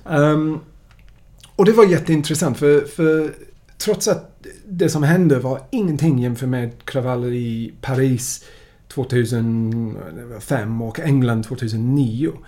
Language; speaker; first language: Swedish; non-native, fluent; English